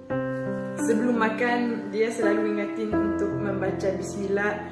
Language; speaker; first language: Indonesian; non-native, fluent; French